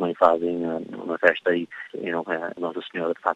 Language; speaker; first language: Portuguese; early bilingual, heritage; Portuguese